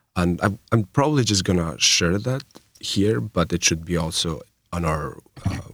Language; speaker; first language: English; non-native, fluent; Albanian